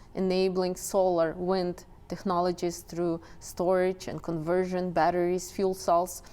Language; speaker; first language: English; non-native, fluent; Ukrainian